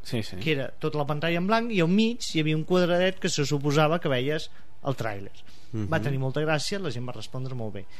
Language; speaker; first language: Catalan; native; Catalan